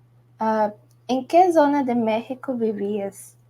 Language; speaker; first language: Spanish; non-native, learner; Portuguese